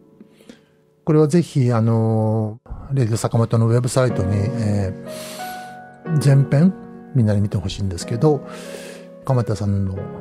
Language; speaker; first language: Japanese; native; Japanese